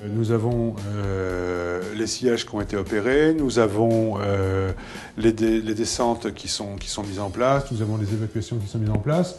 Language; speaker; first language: French; native; French